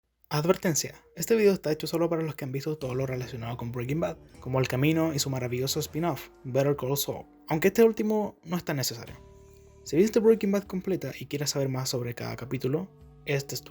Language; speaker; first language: Spanish; native; Spanish